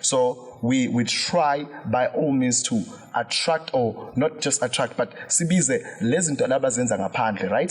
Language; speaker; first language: English; non-native, local second language; Zulu